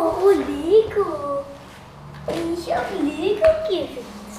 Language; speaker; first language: German; early bilingual, other home language; Persian